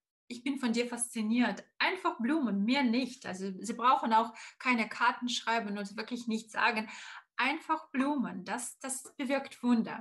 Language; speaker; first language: German; non-native, fluent; Russian